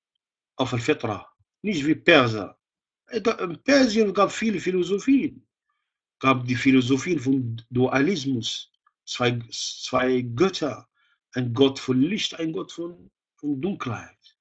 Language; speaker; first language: German; non-native, fluent; Arabic